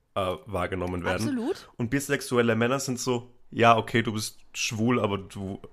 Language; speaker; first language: German; native; German